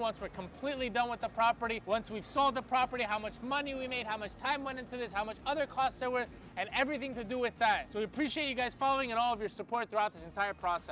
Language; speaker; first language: English; native; English